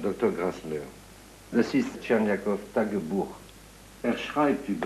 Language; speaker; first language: German; non-native, learner; French